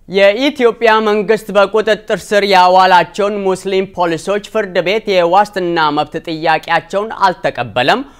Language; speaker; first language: Amharic; non-native, local second language; Oromo